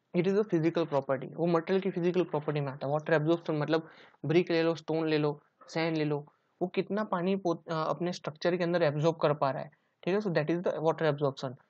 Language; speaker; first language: Hindi; non-native, local second language; Gujarati